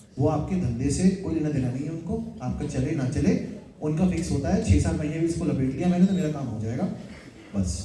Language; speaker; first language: Hindi; native; Hindi